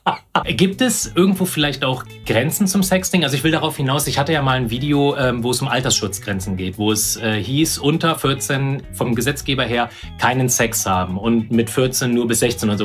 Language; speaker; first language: German; native; German